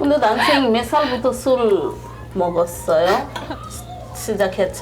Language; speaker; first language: Korean; non-native, local second language; Bangla